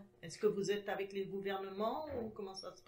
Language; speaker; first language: French; native; French